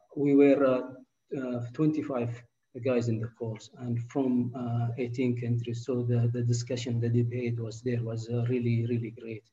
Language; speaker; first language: English; non-native, fluent; Arabic